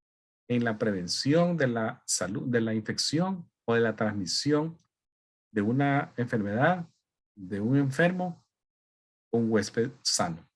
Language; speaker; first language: Spanish; native; Spanish